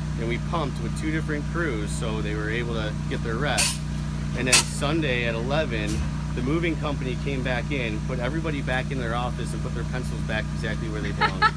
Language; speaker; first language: English; native; English